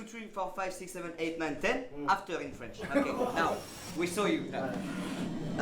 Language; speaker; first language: English; non-native, learner; French